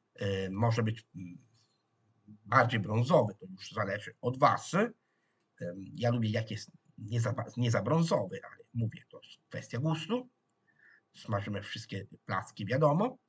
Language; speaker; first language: Polish; non-native, fluent; Italian